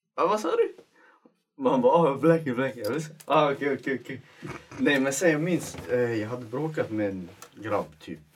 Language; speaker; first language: Swedish; early bilingual, other home language; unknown